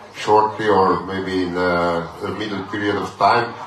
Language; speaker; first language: English; non-native, fluent; Slovenian